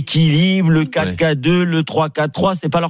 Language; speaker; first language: French; native; French